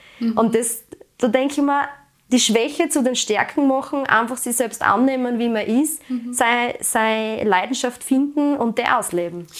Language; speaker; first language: German; native; German